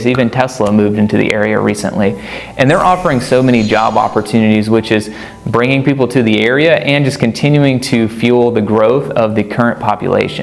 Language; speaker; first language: English; native; English